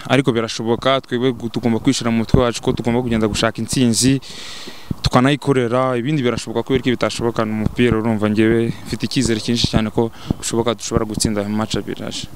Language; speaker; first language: Kinyarwanda; early bilingual, heritage; Kinyarwanda